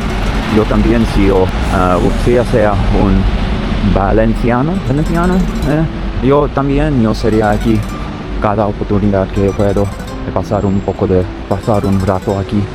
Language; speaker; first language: Spanish; non-native, learner; English